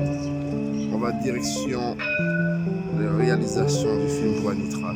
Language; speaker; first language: French; native; French